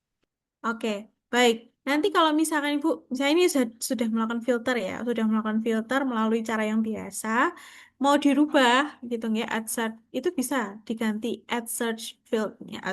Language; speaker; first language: Indonesian; native; Indonesian